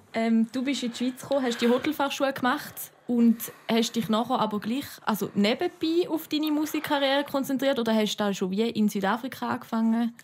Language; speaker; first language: German; native; German